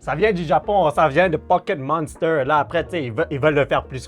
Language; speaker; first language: French; native; French